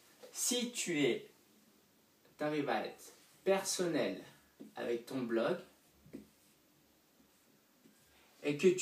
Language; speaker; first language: French; native; French